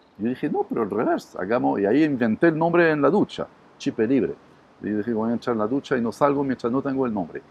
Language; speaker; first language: Spanish; non-native, fluent; French